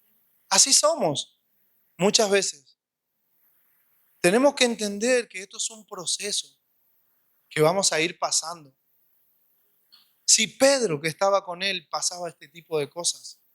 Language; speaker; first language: Spanish; native; Spanish